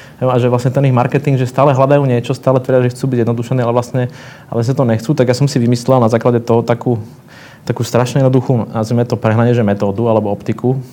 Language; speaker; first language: Slovak; native; Slovak